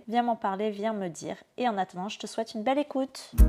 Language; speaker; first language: French; native; French